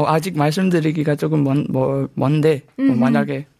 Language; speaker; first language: Korean; non-native, fluent; Burmese